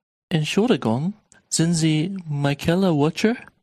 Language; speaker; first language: German; non-native, learner; English